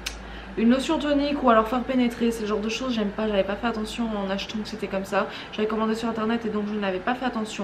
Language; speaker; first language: French; native; French